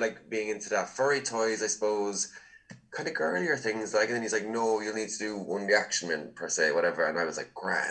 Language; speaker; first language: English; native; English